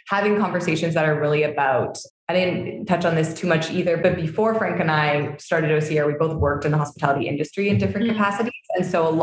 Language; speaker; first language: English; native; English